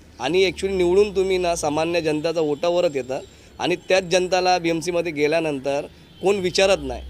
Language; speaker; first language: Marathi; non-native, local second language; Hindi